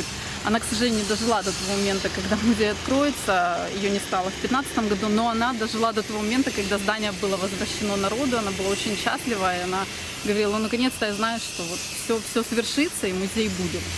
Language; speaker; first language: Russian; native; Russian